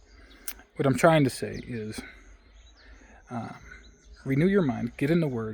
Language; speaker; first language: English; native; English